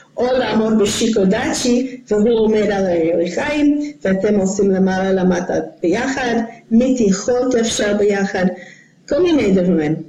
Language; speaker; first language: Hebrew; non-native, fluent; English